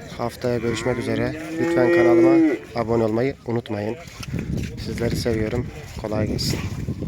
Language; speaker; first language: Turkish; native; Turkish